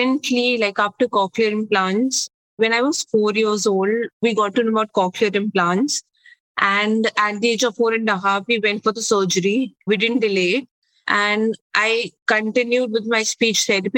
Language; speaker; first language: English; non-native, local second language; Hindi